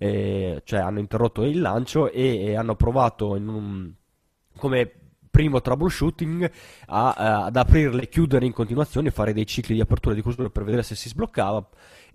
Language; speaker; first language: Italian; native; Italian